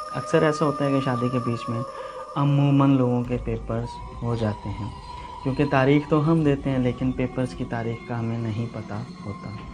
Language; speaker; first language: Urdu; non-native, local second language; Punjabi